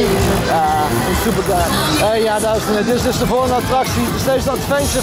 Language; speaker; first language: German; non-native, learner; Dutch